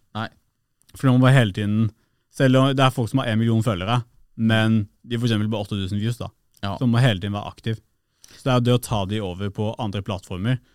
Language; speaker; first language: Norwegian; early bilingual, other home language; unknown